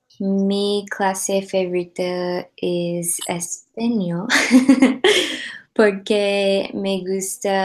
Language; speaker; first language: Spanish; non-native, learner; English